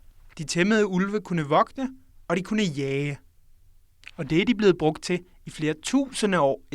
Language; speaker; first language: Danish; native; Danish